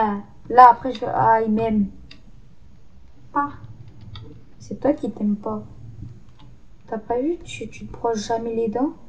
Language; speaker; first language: French; native; French